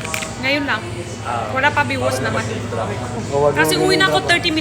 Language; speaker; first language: Filipino; non-native, learner; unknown